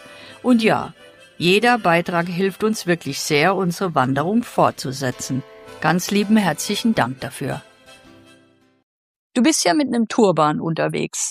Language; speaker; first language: German; native; German